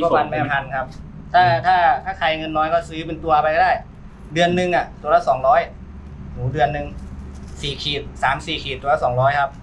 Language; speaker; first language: Thai; native; Thai